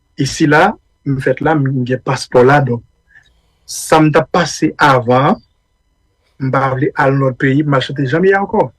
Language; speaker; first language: Haitian Creole; early bilingual, heritage; Haitian Creole